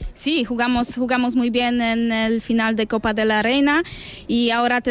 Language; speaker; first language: Spanish; non-native, learner; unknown